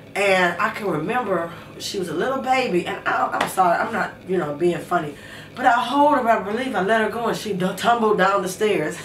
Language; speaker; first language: English; native; English